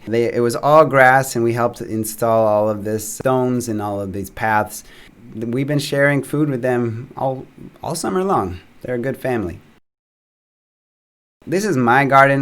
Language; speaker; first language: English; native; English